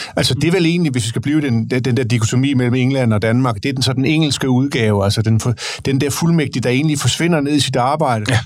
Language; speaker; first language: Danish; native; Danish